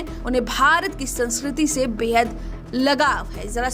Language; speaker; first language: Hindi; native; Hindi